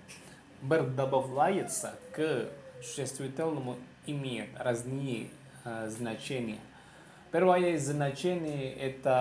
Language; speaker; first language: Russian; non-native, learner; Javanese